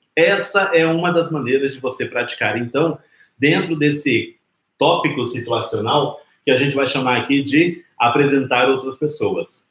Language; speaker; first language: Portuguese; native; Portuguese